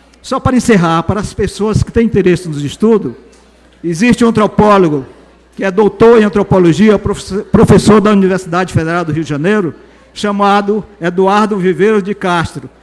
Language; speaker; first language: Portuguese; native; Portuguese